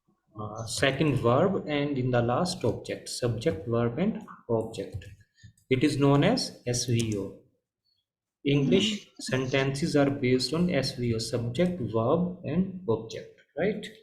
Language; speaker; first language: English; non-native, learner; Hindi